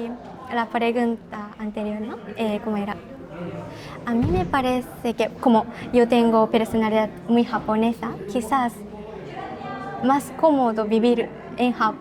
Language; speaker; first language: Spanish; non-native, learner; Japanese